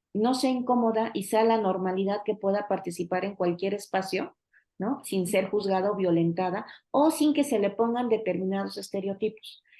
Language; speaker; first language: Spanish; native; Spanish